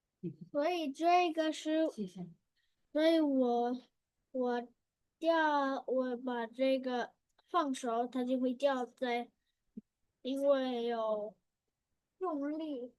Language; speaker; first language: Chinese; early bilingual, heritage; Chinese